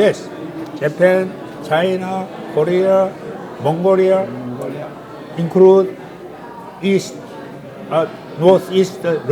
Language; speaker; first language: English; non-native, learner; Korean